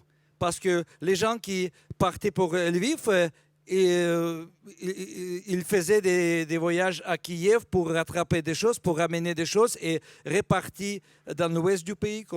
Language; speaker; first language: French; non-native, fluent; Russian